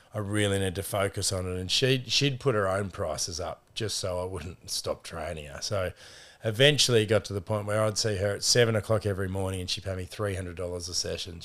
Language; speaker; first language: English; native; English